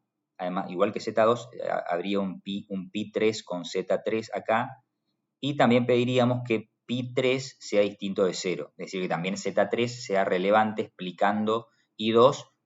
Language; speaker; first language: Spanish; native; Spanish